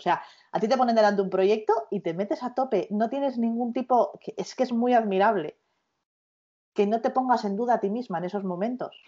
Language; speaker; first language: Spanish; native; Spanish